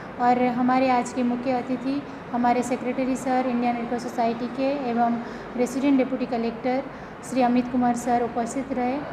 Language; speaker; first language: Hindi; non-native, local second language; Gujarati